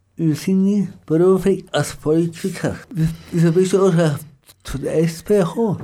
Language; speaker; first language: German; native; German